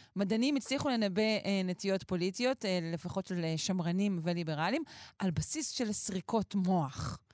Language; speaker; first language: Hebrew; native; Hebrew